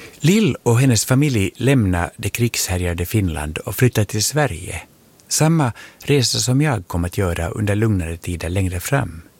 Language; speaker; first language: Swedish; native; Swedish